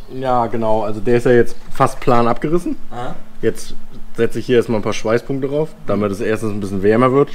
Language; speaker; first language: German; native; German